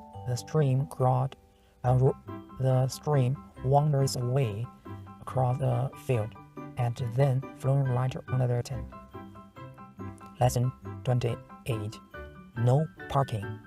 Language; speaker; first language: English; non-native, learner; Chinese